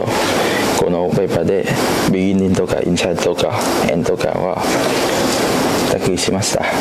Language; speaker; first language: Japanese; non-native, learner; Cantonese